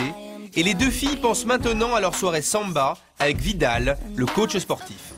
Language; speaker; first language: French; native; French